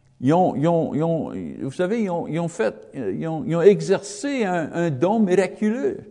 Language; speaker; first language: French; non-native, learner; English